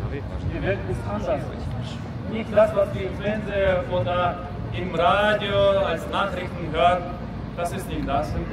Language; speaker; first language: German; non-native, fluent; Russian